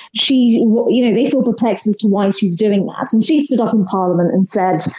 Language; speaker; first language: English; native; English